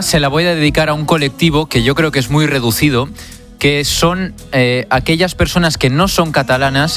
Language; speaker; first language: Spanish; native; Spanish